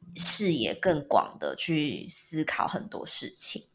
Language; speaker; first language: Chinese; non-native, local second language; Min Nan Chinese